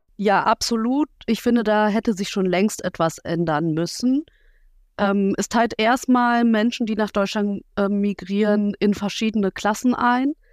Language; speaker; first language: German; early bilingual, other home language; Russian